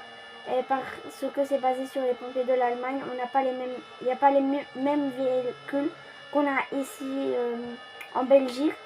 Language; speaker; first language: French; early bilingual, other home language; Polish